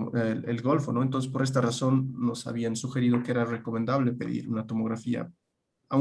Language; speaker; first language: Spanish; native; Spanish